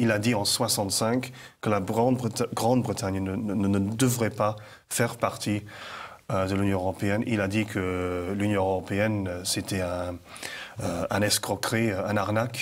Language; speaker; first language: French; non-native, fluent; English